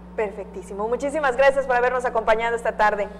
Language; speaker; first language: Spanish; native; Spanish